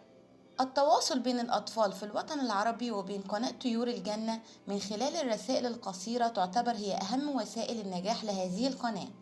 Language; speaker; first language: Arabic; native; Arabic